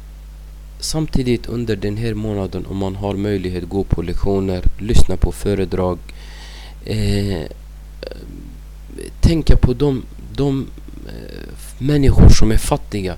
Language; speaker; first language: Swedish; non-native, fluent; Arabic